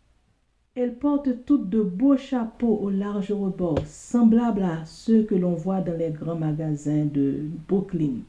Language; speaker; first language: French; non-native, local second language; Haitian Creole